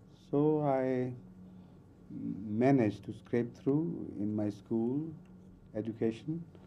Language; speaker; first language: English; non-native, local second language; Punjabi